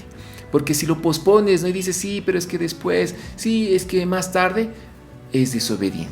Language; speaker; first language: Spanish; native; Spanish